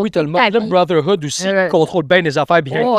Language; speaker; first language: French; native; French